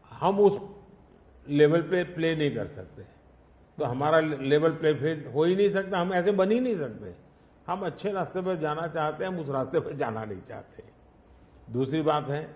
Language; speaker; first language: Hindi; non-native, local second language; Gujarati